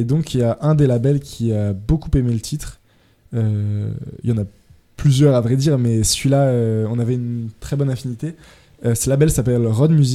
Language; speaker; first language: French; native; French